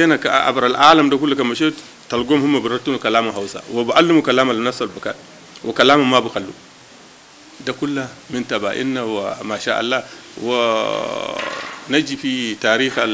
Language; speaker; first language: Arabic; non-native, local second language; Hausa